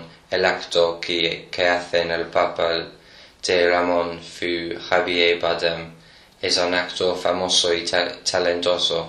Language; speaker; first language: Spanish; non-native, learner; English